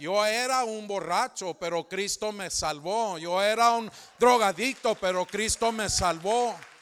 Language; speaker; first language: Spanish; early bilingual, heritage; Spanish